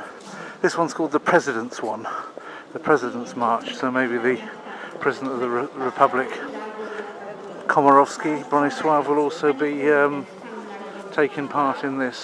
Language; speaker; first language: English; native; English